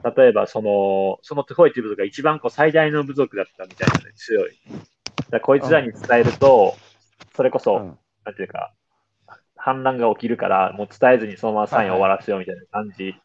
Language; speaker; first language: Japanese; native; Japanese